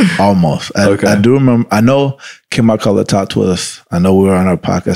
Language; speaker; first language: English; early bilingual, other home language; Spanish